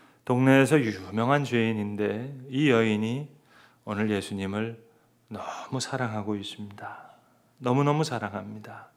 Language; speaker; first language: Korean; native; Korean